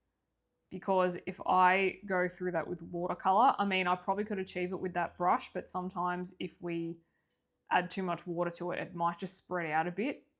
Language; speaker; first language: English; native; English